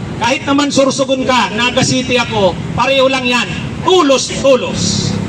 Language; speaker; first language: Filipino; non-native, local second language; Bikol